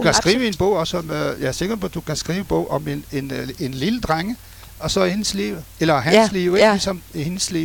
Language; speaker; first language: Danish; non-native, fluent; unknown